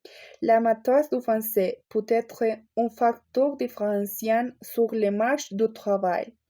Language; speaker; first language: French; non-native, learner; Spanish